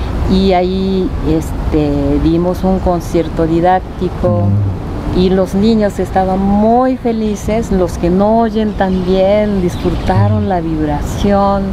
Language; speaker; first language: Spanish; non-native, fluent; Japanese